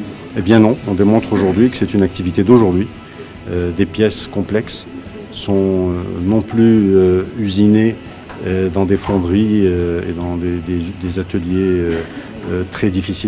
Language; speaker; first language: French; non-native, local second language; Arabic